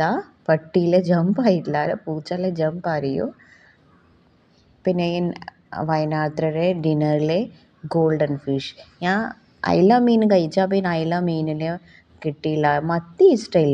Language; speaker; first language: Malayalam; non-native, learner; Hindi